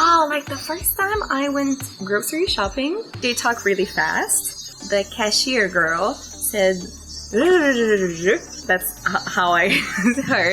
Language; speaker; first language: English; non-native, fluent; Persian